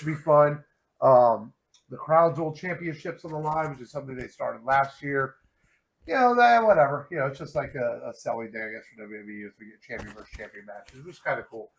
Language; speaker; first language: English; native; English